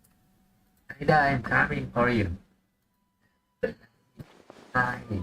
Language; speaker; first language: English; non-native, learner; Indonesian